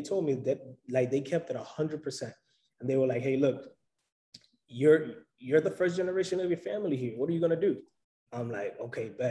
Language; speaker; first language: English; native; English